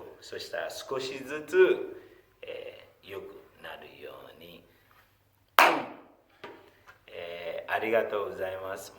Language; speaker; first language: Japanese; non-native, fluent; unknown